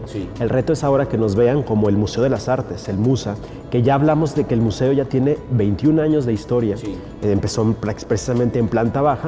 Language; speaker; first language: Spanish; native; Spanish